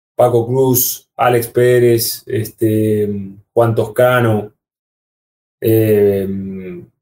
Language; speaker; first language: Spanish; native; Spanish